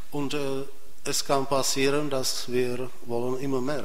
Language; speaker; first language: German; non-native, fluent; Polish